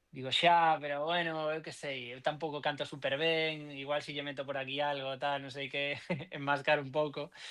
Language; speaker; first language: Galician; non-native, local second language; Spanish